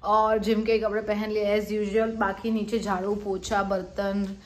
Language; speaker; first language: Hindi; non-native, local second language; Gujarati